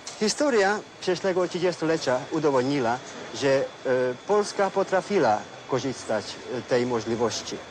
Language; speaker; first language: Polish; non-native, fluent; Hungarian